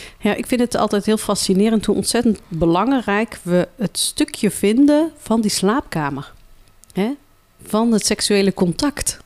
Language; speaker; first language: Dutch; early bilingual, other home language; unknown